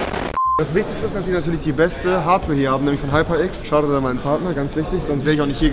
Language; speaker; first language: German; native; German